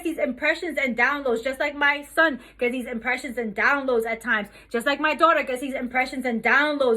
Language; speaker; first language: English; native; English